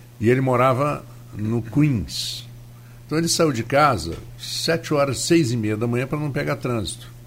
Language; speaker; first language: Portuguese; native; Portuguese